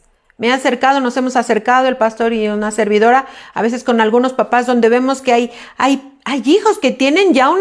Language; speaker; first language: Spanish; native; Spanish